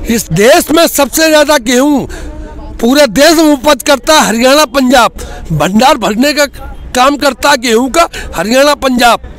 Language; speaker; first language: Hindi; native; Hindi